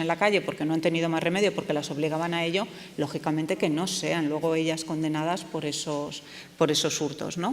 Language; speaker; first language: Spanish; native; Spanish